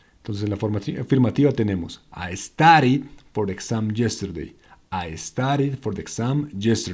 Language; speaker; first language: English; non-native, fluent; Spanish